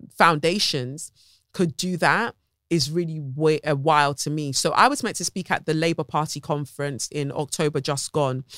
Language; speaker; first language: English; native; English